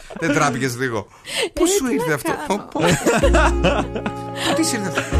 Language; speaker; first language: Greek; native; Greek